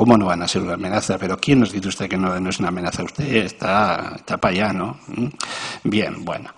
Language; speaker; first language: Spanish; native; Spanish